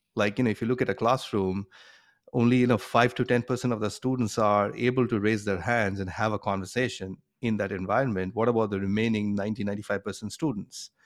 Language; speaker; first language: English; non-native, local second language; Bangla